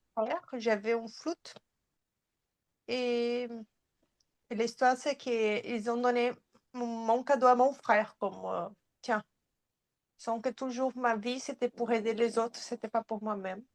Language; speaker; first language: French; non-native, fluent; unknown